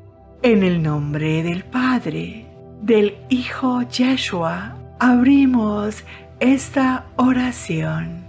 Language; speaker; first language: Spanish; native; Spanish